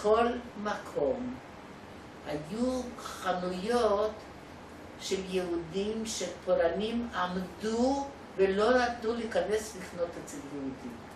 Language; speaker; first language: Hebrew; non-native, fluent; Polish